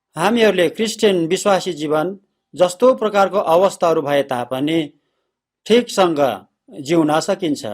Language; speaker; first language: Nepali; non-native, fluent; Korean